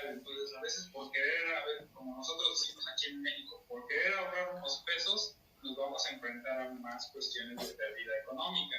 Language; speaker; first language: Spanish; native; Spanish